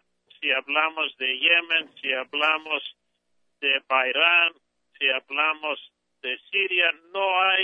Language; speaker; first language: Spanish; non-native, fluent; English